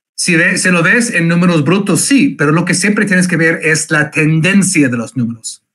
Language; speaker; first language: Spanish; non-native, fluent; English